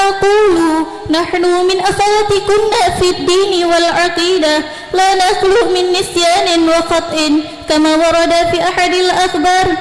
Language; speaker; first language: Arabic; non-native, learner; Indonesian